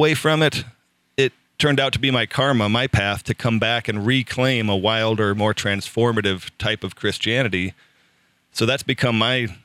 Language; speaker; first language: English; native; English